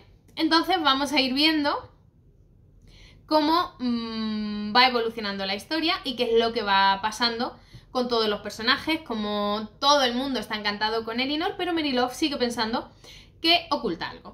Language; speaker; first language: Spanish; native; Spanish